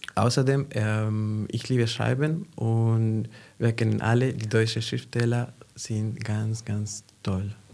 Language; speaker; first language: German; non-native, fluent; Spanish